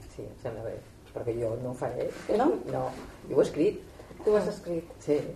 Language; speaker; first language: Catalan; non-native, local second language; Spanish